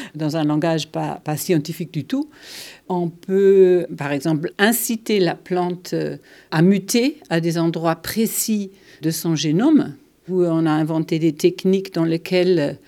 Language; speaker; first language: French; non-native, fluent; German